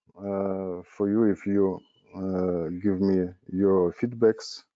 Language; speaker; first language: English; non-native, learner; Russian